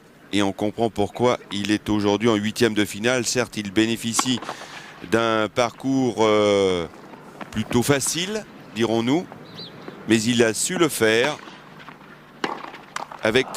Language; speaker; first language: French; native; French